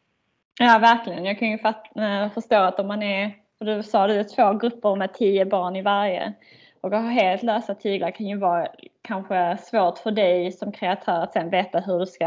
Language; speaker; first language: Swedish; native; Swedish